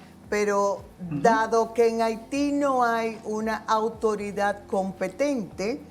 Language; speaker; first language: Spanish; native; Spanish